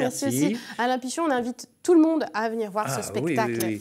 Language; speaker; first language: French; native; French